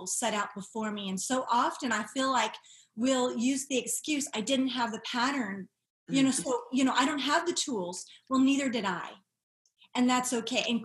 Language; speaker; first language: English; native; English